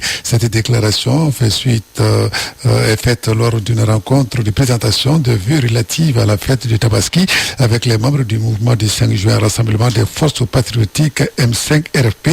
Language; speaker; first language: French; non-native, local second language; Bambara